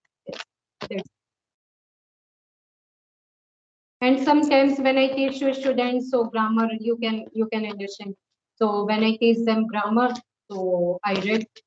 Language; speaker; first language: English; non-native, local second language; Hindi